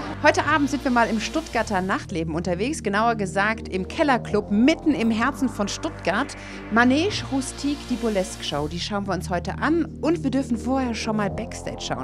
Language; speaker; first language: German; native; German